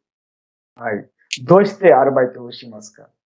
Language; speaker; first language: Japanese; non-native, fluent; Bangla